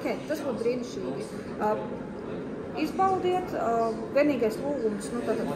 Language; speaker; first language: Latvian; native; Latvian